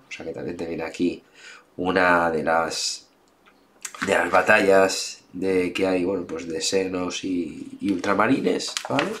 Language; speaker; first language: Spanish; native; Spanish